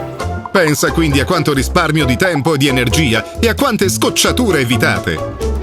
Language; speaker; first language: Italian; native; Italian